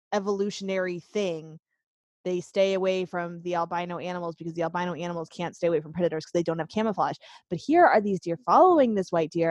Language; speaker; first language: English; native; English